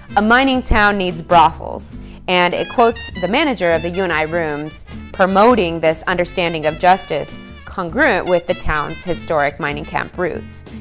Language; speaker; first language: English; native; English